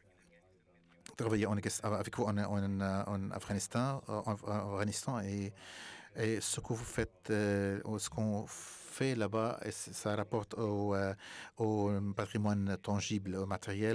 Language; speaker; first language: French; non-native, fluent; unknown